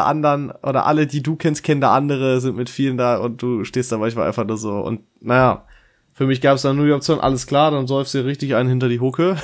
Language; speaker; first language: German; native; German